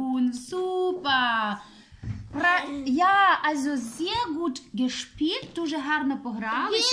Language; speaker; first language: German; non-native, fluent; Ukrainian